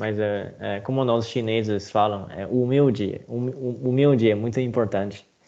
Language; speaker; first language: Portuguese; non-native, fluent; Chinese